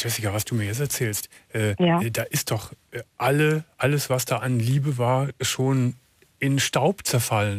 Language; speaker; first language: German; native; German